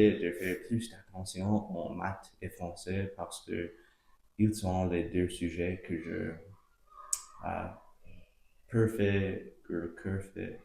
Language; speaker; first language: French; non-native, local second language; English